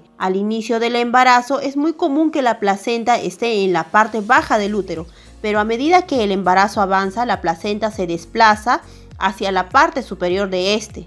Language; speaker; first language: Spanish; native; Spanish